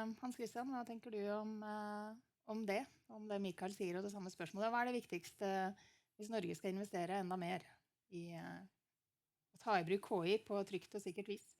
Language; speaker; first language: Norwegian; native; Norwegian